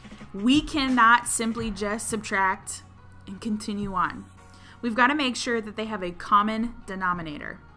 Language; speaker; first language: English; native; English